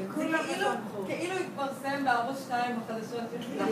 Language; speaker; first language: Hebrew; native; Hebrew